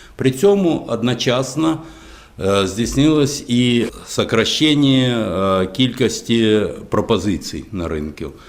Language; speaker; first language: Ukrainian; non-native, local second language; Russian